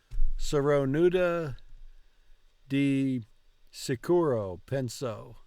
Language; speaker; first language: Italian; non-native, learner; English